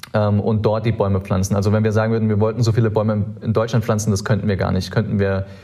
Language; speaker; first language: German; native; German